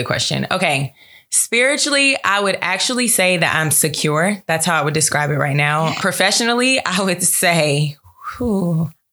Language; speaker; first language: English; native; English